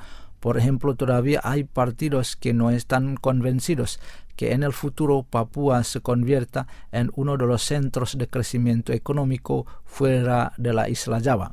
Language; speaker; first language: Spanish; non-native, fluent; Indonesian